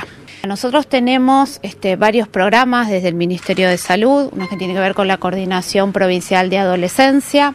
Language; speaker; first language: Spanish; native; Spanish